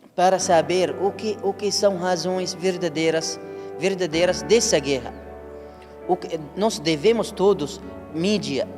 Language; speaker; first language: Portuguese; non-native, learner; Arabic